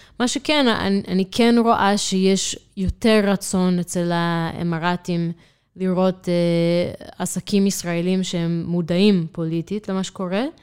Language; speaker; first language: Hebrew; non-native, fluent; English